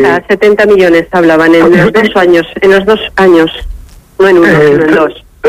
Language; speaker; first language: Spanish; native; Spanish